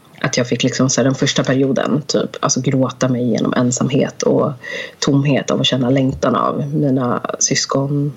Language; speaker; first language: Swedish; early bilingual, other home language; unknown